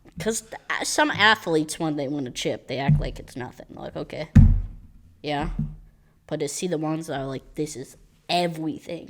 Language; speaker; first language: English; native; English